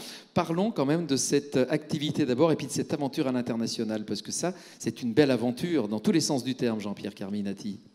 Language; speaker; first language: French; native; French